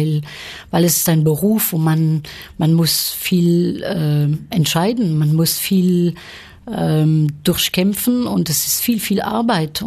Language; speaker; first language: German; early bilingual, heritage; French